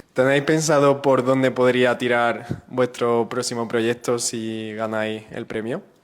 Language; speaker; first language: Spanish; native; Spanish